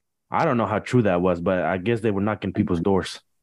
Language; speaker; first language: English; early bilingual, other home language; Spanish